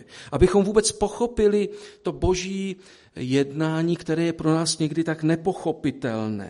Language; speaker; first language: Czech; native; Czech